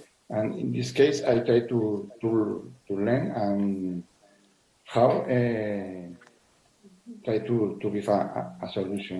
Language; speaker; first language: English; non-native, learner; Spanish